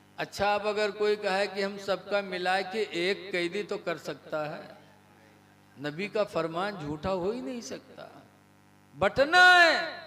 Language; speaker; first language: Hindi; native; Hindi